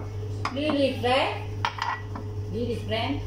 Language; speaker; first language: English; non-native, learner; Arabic